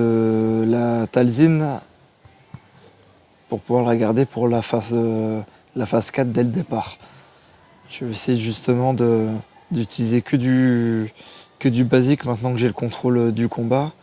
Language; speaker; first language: French; native; French